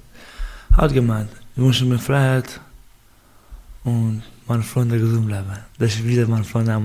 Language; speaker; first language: German; non-native, learner; Baluchi